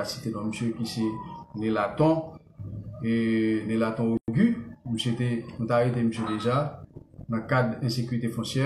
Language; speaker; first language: French; non-native, local second language; Haitian Creole